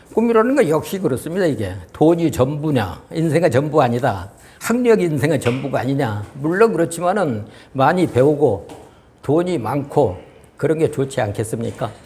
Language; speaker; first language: Korean; native; Korean